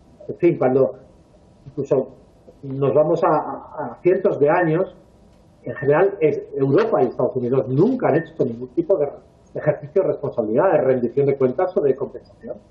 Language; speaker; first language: Spanish; native; Spanish